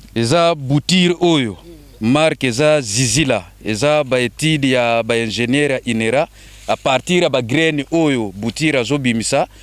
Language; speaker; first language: Lingala; non-native, local second language; Kongo